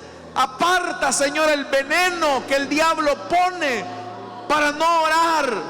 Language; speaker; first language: Spanish; native; Spanish